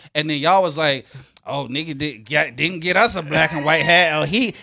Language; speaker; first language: English; native; English